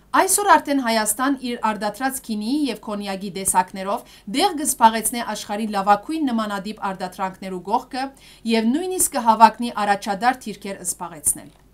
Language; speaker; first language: Armenian; early bilingual, heritage; Armenian